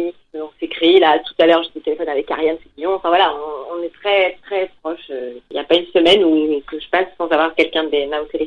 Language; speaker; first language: French; native; French